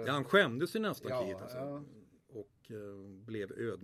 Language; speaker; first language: Swedish; native; Swedish